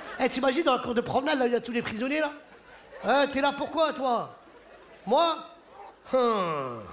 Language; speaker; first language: French; early bilingual, other home language; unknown